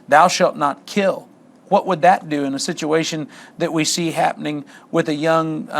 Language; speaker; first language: English; native; English